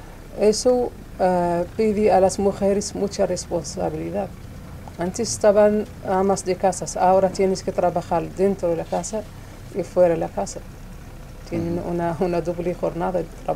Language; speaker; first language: Spanish; non-native, local second language; Arabic